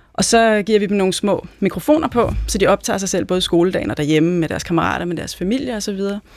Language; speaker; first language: Danish; native; Danish